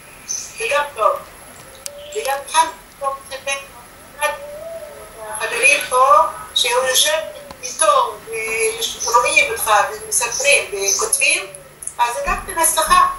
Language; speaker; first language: Hebrew; non-native, fluent; Arabic